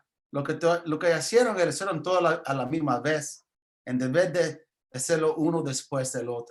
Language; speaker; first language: Spanish; early bilingual, heritage; English